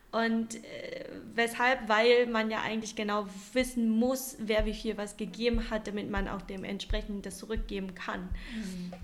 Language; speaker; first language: German; non-native, fluent; Vietnamese